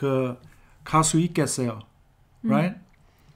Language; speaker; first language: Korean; non-native, fluent; English